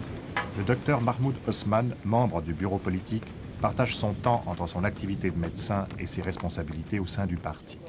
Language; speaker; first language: French; native; French